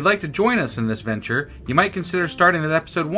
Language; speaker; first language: English; native; English